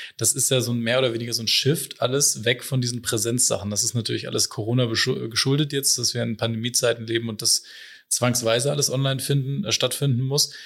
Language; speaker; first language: German; native; German